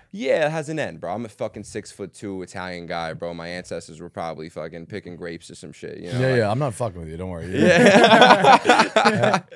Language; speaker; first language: English; native; English